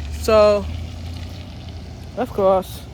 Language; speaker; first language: English; native; English